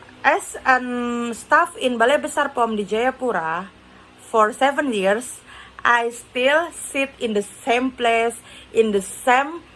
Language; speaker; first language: English; non-native, learner; Indonesian